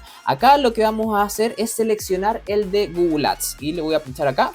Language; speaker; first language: Spanish; native; Spanish